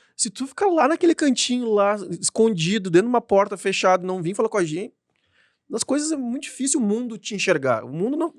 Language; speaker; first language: Portuguese; native; Portuguese